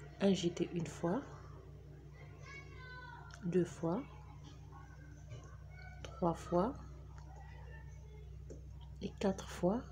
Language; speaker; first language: French; native; French